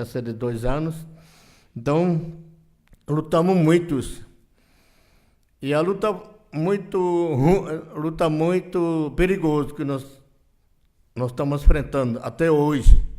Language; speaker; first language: Portuguese; non-native, local second language; Yanomámi